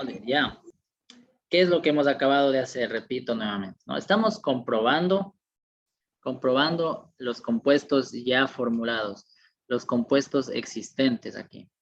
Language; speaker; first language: Spanish; native; Spanish